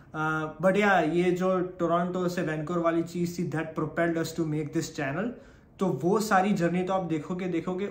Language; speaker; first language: Hindi; non-native, local second language; Gujarati